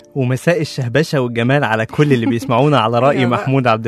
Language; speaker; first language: Arabic; native; Arabic